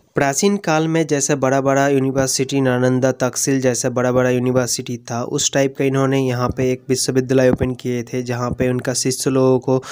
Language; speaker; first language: Hindi; non-native, local second language; Bangla